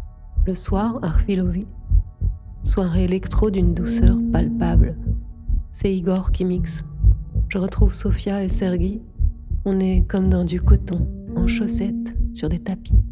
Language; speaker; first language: French; native; French